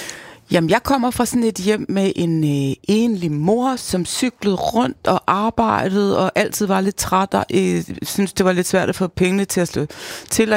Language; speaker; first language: Danish; native; Danish